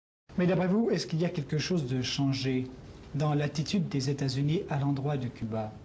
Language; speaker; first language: French; native; French